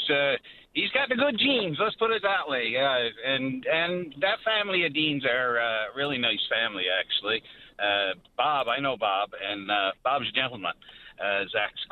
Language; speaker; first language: English; native; English